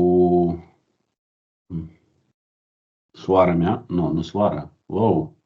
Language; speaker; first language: Romanian; non-native, learner; Ukrainian